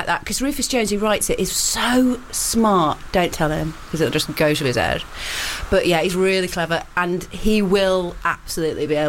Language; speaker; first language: English; native; English